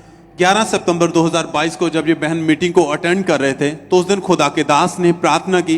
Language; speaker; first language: Hindi; native; Hindi